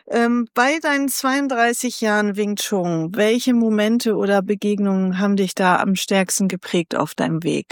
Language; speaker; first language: German; native; German